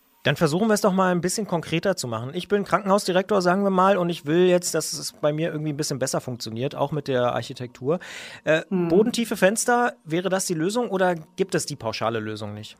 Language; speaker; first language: German; native; German